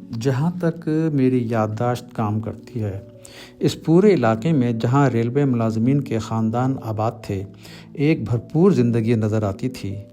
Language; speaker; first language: Urdu; native; Urdu